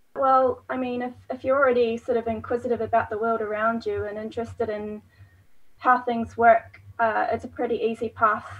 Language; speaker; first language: English; native; English